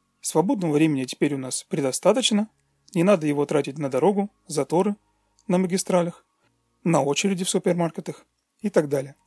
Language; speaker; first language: Russian; native; Russian